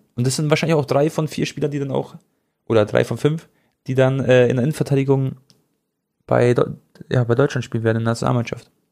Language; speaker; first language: German; early bilingual, other home language; Croatian